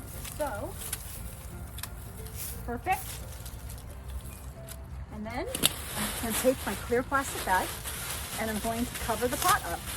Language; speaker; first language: English; native; English